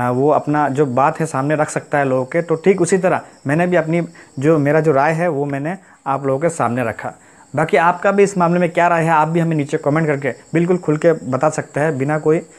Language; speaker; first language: Hindi; non-native, local second language; Assamese